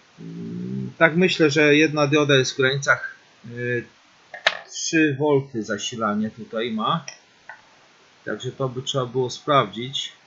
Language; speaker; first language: Polish; native; Polish